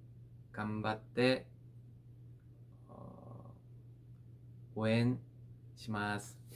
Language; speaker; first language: Japanese; non-native, learner; Korean